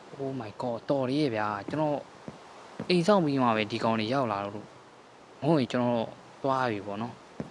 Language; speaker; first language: Burmese; native; Burmese